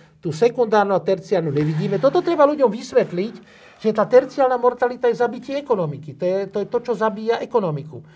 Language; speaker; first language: Slovak; native; Slovak